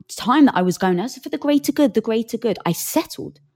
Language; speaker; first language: English; native; English